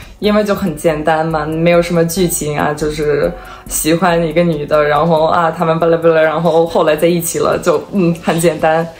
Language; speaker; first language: Chinese; non-native, fluent; Serbian